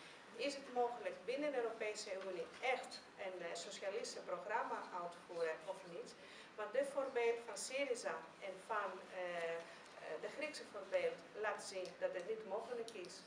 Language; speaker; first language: Dutch; non-native, fluent; Greek